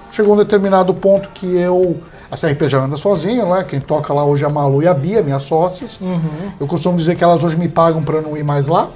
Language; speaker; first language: Portuguese; early bilingual, heritage; English